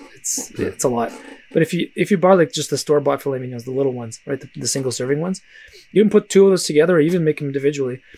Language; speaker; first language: English; early bilingual, other home language; Russian